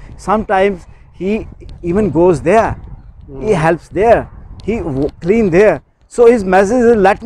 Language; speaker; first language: English; non-native, local second language; Urdu